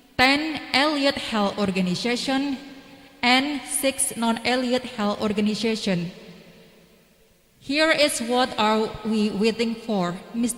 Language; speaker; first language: English; non-native, learner; Indonesian